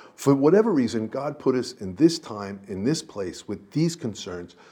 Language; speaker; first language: English; native; English